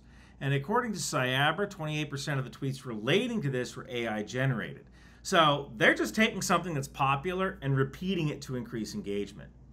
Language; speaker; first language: English; native; English